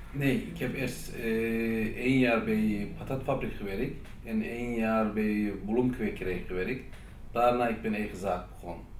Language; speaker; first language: Dutch; non-native, learner; Turkish